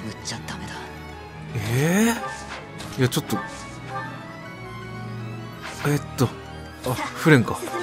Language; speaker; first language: Japanese; native; Japanese